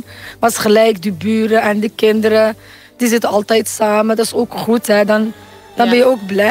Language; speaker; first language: Dutch; non-native, learner; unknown